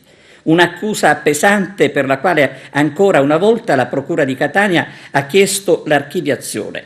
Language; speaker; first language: Italian; native; Italian